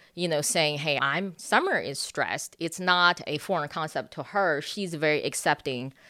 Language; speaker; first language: English; early bilingual, other home language; Chinese